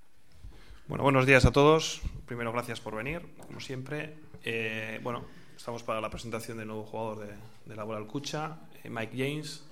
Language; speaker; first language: Spanish; native; Spanish